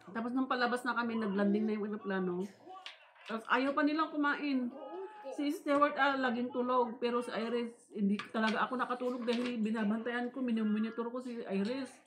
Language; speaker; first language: Filipino; native; Filipino